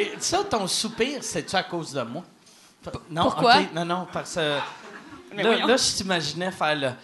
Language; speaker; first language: French; native; French